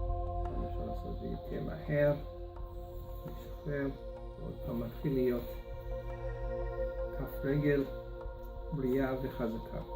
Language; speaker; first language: Hebrew; non-native, fluent; English